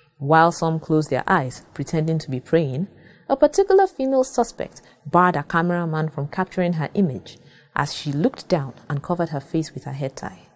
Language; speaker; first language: English; non-native, local second language; Yoruba